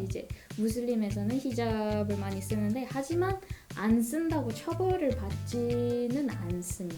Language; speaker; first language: Korean; non-native, fluent; Malay